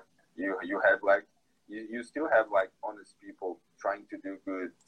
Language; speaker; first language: English; non-native, fluent; Portuguese